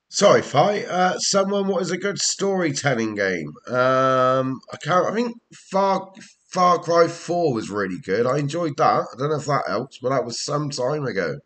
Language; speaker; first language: English; native; English